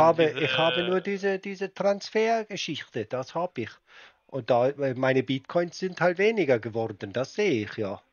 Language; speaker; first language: German; native; German